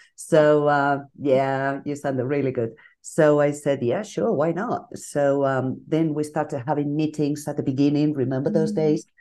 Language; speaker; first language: English; non-native, fluent; Spanish